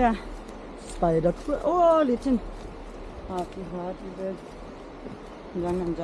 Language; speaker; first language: Indonesian; non-native, learner; English